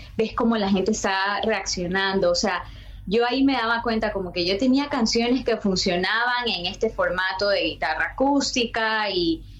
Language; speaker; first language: Spanish; early bilingual, heritage; Spanish